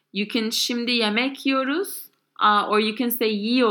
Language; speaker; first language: Turkish; non-native, learner; English